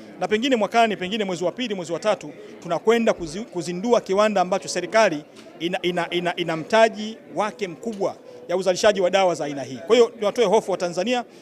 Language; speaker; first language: Swahili; native; Swahili